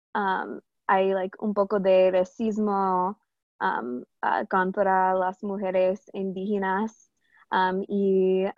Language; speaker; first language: Spanish; non-native, learner; English